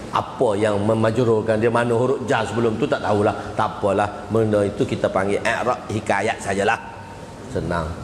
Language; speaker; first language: Malay; native; Malay